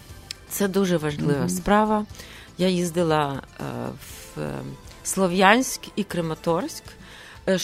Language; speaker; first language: Ukrainian; early bilingual, heritage; Ukrainian